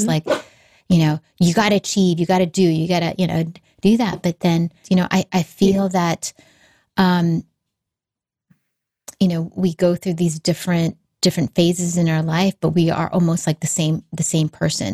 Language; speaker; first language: English; native; English